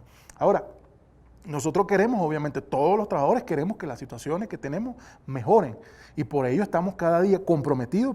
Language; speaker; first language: Spanish; native; Spanish